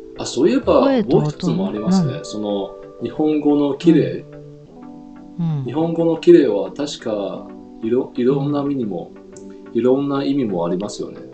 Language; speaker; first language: Japanese; non-native, fluent; Chinese